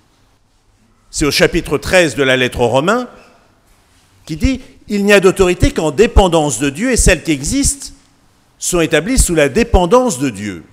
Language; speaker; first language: French; native; French